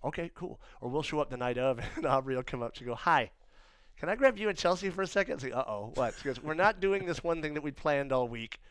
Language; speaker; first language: English; native; English